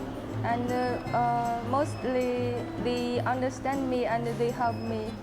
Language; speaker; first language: English; non-native, fluent; Chinese